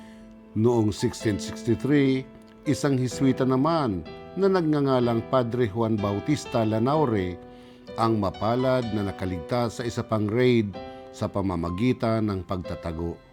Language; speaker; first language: Filipino; non-native, local second language; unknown